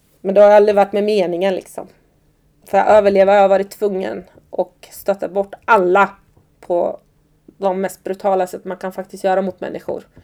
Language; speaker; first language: Swedish; early bilingual, other home language; Persian